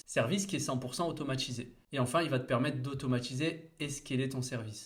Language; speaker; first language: French; native; French